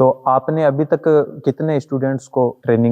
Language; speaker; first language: Hindi; native; Hindi